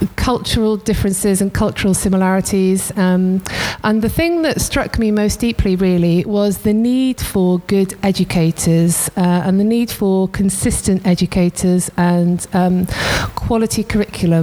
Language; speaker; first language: English; native; English